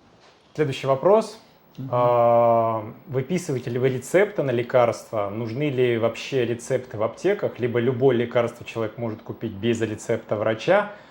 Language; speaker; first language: Russian; native; Russian